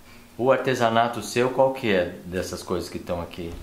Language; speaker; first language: Portuguese; native; Portuguese